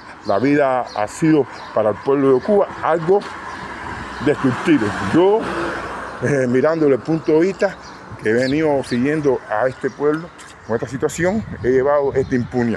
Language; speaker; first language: Spanish; native; Spanish